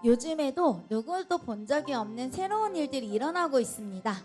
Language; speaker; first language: Korean; native; Korean